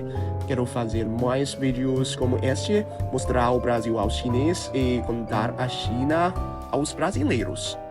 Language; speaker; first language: Portuguese; non-native, learner; Chinese